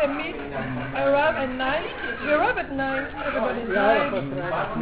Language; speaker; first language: English; non-native, learner; French